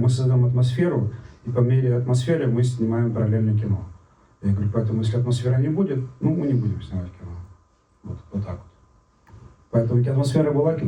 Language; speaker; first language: Russian; native; Russian